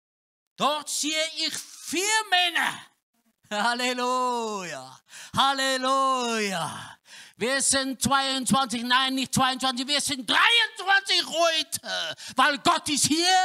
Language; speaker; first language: German; non-native, learner; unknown